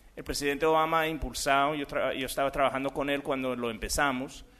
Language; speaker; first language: Spanish; early bilingual, other home language; English